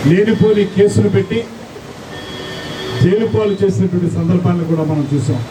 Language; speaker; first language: Telugu; native; Telugu